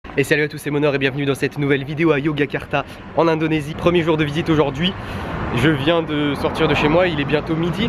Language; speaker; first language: French; native; French